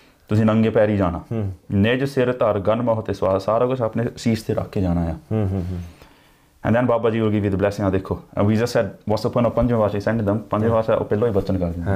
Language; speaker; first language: Punjabi; early bilingual, heritage; Punjabi